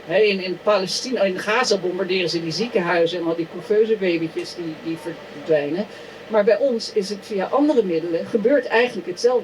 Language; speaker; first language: Dutch; native; Dutch